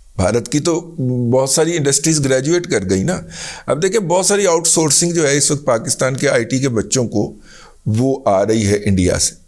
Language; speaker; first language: Urdu; native; Urdu